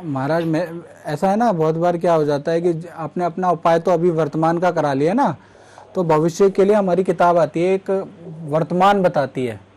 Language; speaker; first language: Hindi; native; Hindi